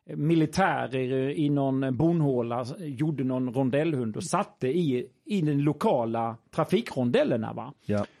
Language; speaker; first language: Swedish; native; Swedish